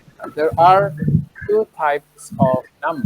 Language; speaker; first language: English; non-native, fluent; Indonesian